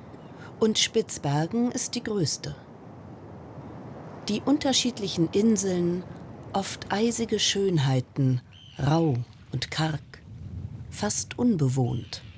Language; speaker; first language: German; native; German